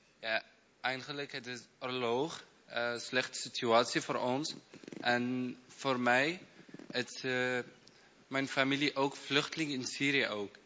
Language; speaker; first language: Dutch; non-native, learner; Arabic